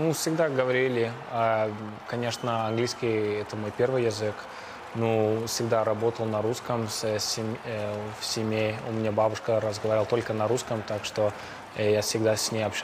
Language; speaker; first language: Russian; early bilingual, heritage; Russian